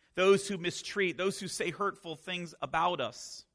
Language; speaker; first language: English; native; English